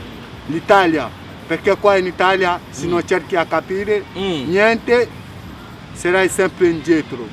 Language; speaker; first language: Italian; non-native, fluent; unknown